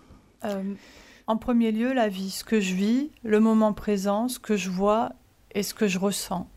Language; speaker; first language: French; early bilingual, other home language; Italian